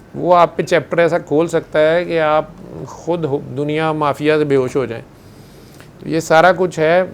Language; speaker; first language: Urdu; non-native, local second language; Punjabi